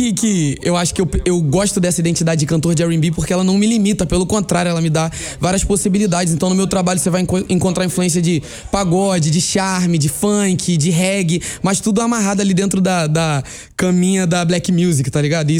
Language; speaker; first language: Portuguese; native; Portuguese